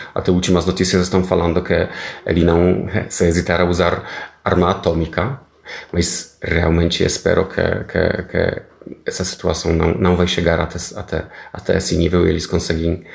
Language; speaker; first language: Portuguese; non-native, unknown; Polish